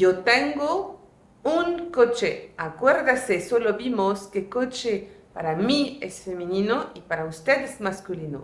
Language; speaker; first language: Spanish; non-native, fluent; French